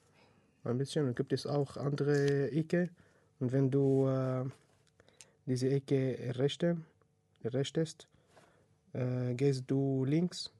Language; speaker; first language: German; non-native, learner; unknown